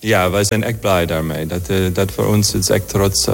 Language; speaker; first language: Dutch; non-native, fluent; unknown